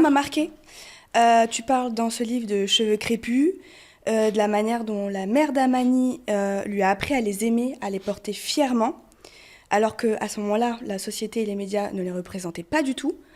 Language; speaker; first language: French; early bilingual, other home language; Portuguese